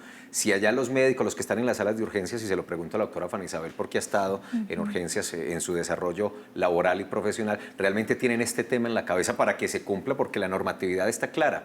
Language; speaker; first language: Spanish; native; Spanish